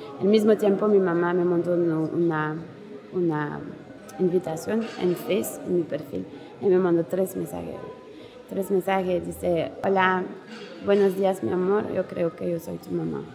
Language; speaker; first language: Spanish; non-native, learner; French